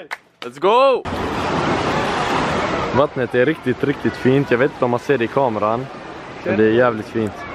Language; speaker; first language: Swedish; native; Swedish